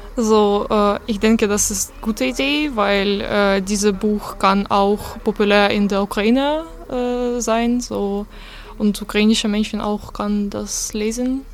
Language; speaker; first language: German; non-native, learner; Russian